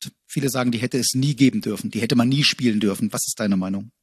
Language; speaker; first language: German; native; German